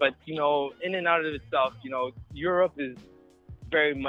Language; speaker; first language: English; native; English